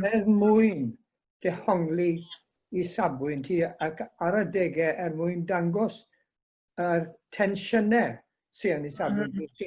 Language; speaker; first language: Welsh; native; Welsh